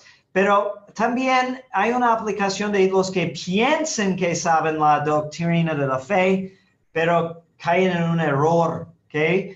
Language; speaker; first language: Spanish; non-native, fluent; English